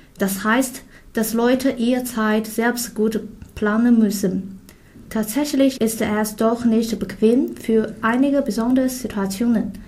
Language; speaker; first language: German; non-native, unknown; Chinese